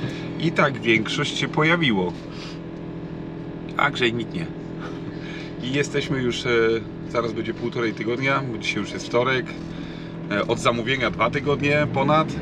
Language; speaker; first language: Polish; native; Polish